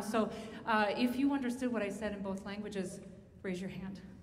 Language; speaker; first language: English; early bilingual, other home language; Spanish